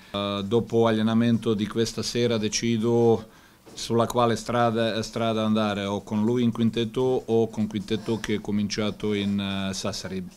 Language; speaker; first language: Italian; non-native, learner; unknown